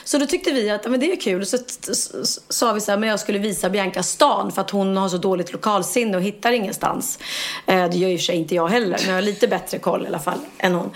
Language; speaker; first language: Swedish; native; Swedish